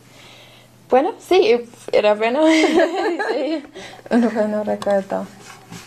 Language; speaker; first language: Spanish; non-native, learner; English